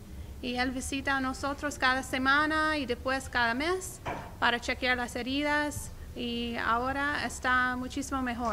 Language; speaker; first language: Spanish; non-native, learner; English